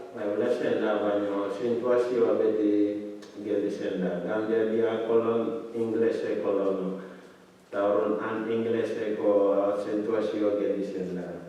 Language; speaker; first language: Basque; non-native, learner; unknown